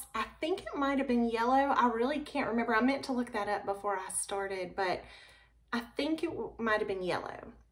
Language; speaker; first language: English; native; English